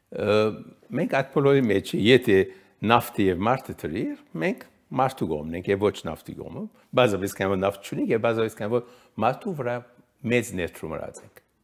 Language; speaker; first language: Armenian; early bilingual, heritage; Armenian